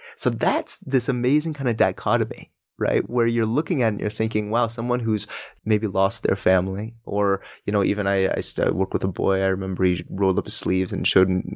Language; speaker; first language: English; native; English